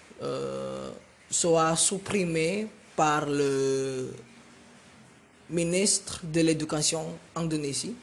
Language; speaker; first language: French; non-native, learner; Indonesian